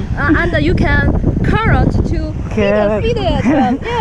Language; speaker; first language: English; non-native, learner; Chinese